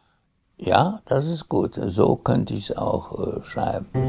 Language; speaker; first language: German; early bilingual, heritage; German